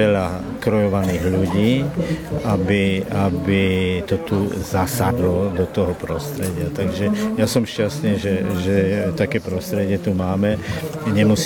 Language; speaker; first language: Slovak; native; Slovak